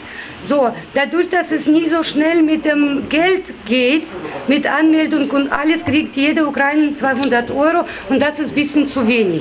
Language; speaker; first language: German; non-native, fluent; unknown